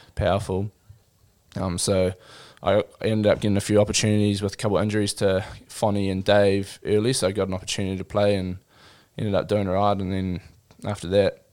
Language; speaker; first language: English; native; English